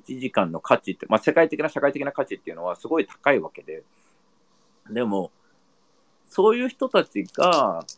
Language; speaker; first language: Japanese; non-native, fluent; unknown